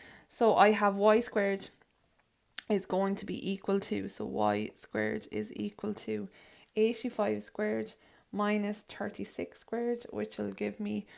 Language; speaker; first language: English; native; English